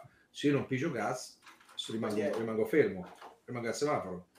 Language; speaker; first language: Italian; early bilingual, heritage; Italian